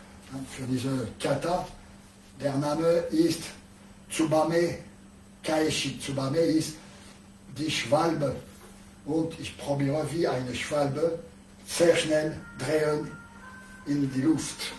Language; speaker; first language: German; non-native, learner; French